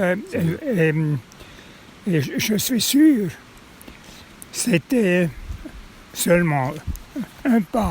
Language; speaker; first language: French; non-native, local second language; German